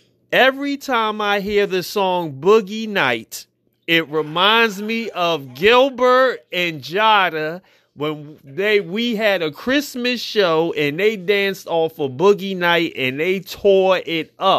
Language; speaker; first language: English; native; English